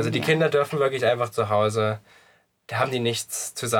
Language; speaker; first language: German; native; German